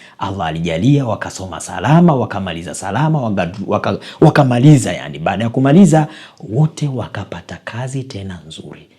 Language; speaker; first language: Swahili; native; Swahili